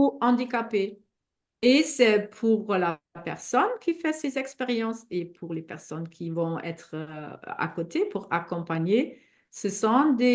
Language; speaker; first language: French; non-native, fluent; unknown